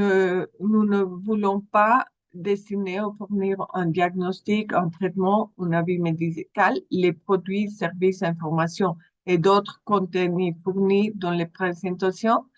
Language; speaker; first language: French; non-native, fluent; Spanish